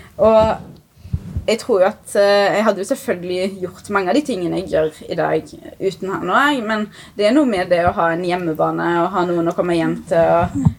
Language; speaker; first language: Norwegian; early bilingual, other home language; Arabic